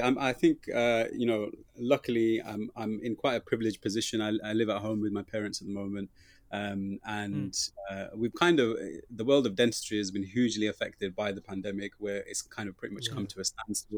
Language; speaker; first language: English; native; English